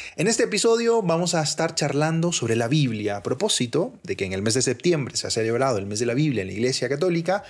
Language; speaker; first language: Spanish; native; Spanish